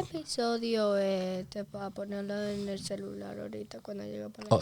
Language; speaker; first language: Spanish; early bilingual, other home language; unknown